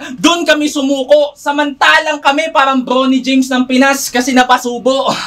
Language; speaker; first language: Filipino; native; Filipino